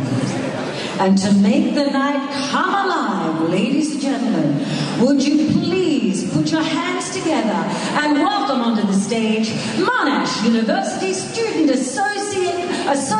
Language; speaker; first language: English; native; English